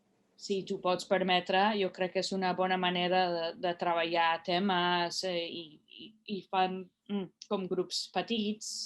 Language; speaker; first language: Catalan; non-native, fluent; English